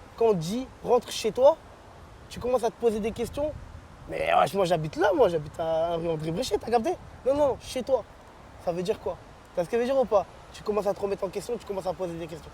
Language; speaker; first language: French; early bilingual, other home language; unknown